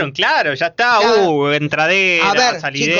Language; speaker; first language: Spanish; native; Spanish